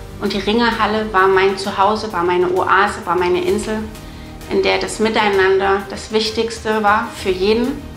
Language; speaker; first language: German; native; German